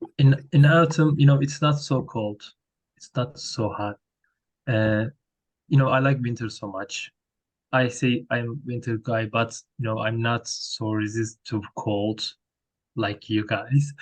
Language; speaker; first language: English; non-native, learner; Turkish